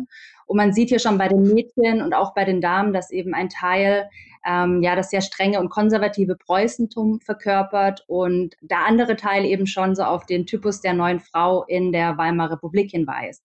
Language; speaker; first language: German; native; German